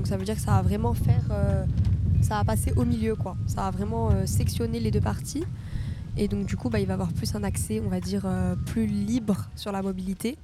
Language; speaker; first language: French; native; French